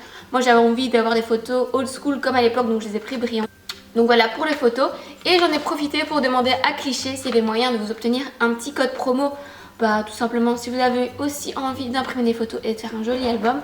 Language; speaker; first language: French; native; French